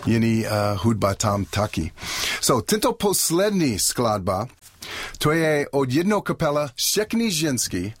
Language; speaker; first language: Czech; non-native, learner; English